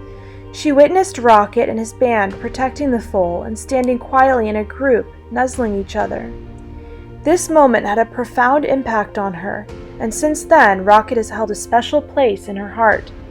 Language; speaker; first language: English; native; English